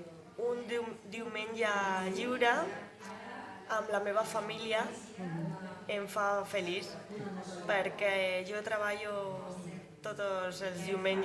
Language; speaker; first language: Catalan; non-native, learner; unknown